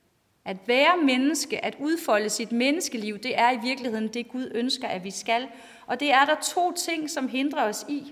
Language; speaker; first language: Danish; native; Danish